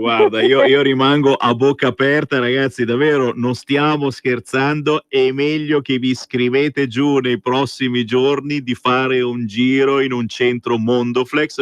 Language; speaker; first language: Italian; native; Italian